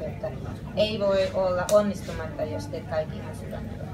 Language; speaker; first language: Finnish; non-native, fluent; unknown